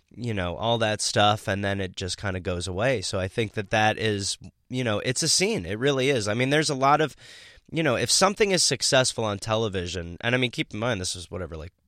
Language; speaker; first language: English; native; English